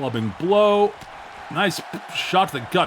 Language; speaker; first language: English; native; English